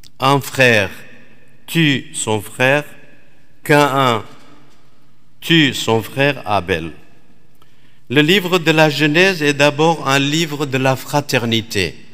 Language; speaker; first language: French; non-native, fluent; Assyrian Neo-Aramaic